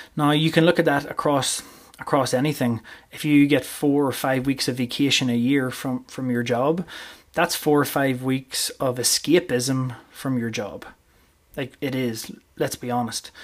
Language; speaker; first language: English; native; English